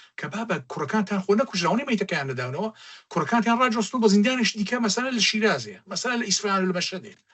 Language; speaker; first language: Central Kurdish; native; Central Kurdish